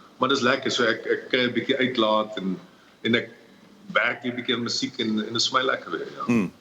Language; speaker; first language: Afrikaans; native; Afrikaans